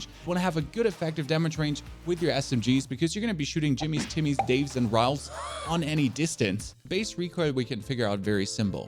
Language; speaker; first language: English; non-native, fluent; German